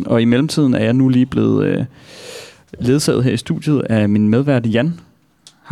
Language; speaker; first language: Danish; native; Danish